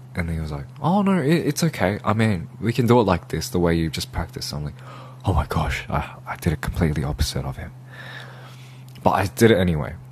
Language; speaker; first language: English; early bilingual, other home language; Korean